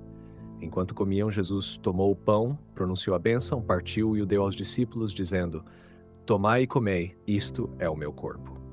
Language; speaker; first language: Portuguese; native; Portuguese